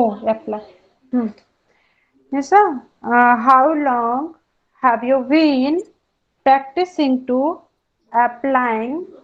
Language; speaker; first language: English; non-native, learner; Hindi